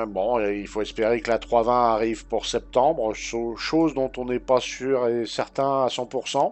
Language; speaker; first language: French; native; French